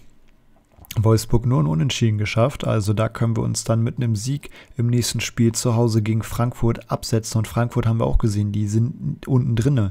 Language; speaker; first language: German; native; German